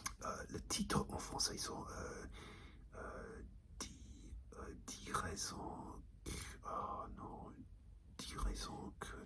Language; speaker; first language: French; non-native, learner; English